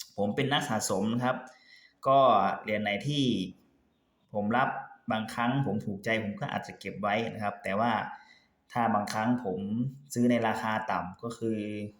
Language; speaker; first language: Thai; native; Thai